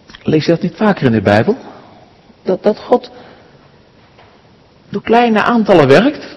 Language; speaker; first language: Dutch; native; Dutch